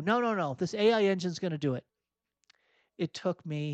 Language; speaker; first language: English; native; English